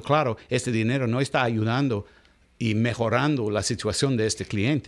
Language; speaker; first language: Spanish; non-native, learner; English